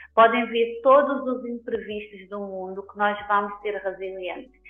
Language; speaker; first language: Portuguese; non-native, local second language; Kabuverdianu